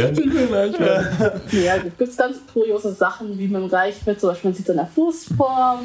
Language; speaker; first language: German; early bilingual, other home language; Vietnamese